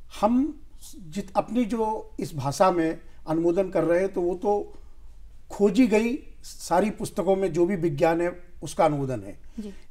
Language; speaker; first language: Hindi; native; Hindi